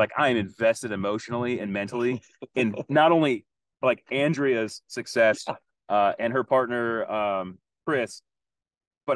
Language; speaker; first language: English; native; English